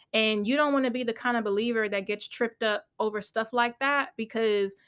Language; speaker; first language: English; native; English